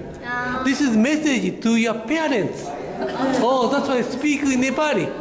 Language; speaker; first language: English; non-native, learner; Japanese